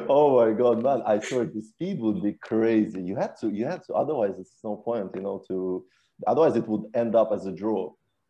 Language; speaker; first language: English; native; English